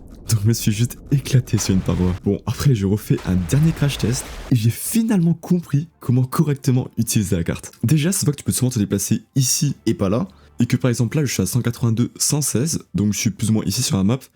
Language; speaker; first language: French; native; French